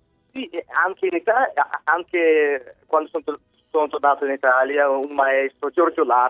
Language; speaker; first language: Italian; non-native, fluent; Belarusian